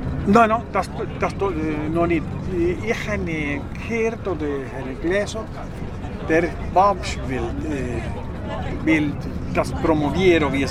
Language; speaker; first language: German; non-native, learner; Spanish